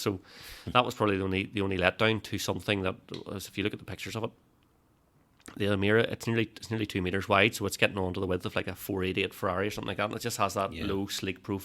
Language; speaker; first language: English; native; English